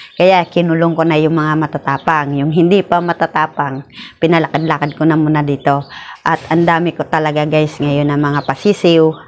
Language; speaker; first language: Filipino; non-native, local second language; Bikol